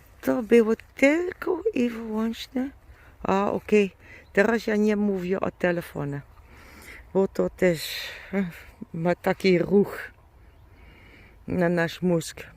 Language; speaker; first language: Polish; non-native, learner; German